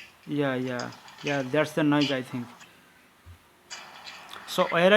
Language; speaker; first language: English; non-native, learner; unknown